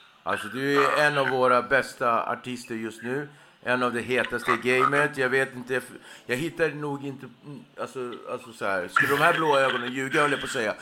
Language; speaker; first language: Swedish; native; Swedish